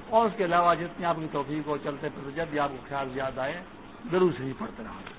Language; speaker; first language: Urdu; non-native, local second language; Pashto